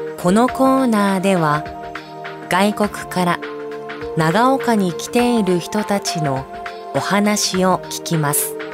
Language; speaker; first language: Japanese; native; Japanese